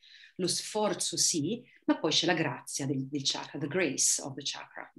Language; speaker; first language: Italian; native; Italian